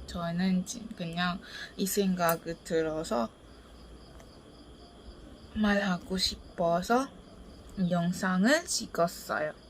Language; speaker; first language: Korean; non-native, learner; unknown